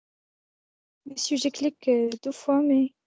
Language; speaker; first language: French; non-native, local second language; Arabic